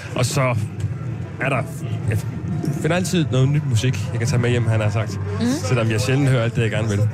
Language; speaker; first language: Danish; native; Danish